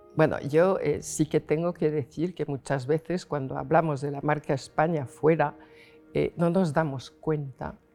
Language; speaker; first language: Spanish; non-native, fluent; French